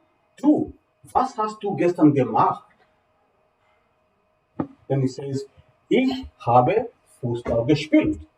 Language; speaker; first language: German; non-native, fluent; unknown